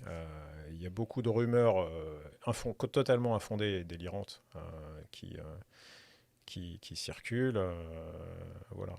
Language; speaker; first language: French; native; French